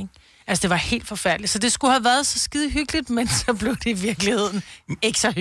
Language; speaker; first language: Danish; native; Danish